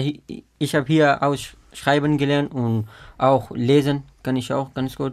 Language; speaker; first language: German; non-native, fluent; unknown